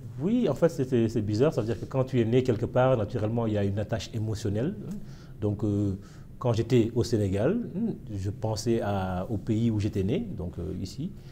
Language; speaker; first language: French; non-native, local second language; Wolof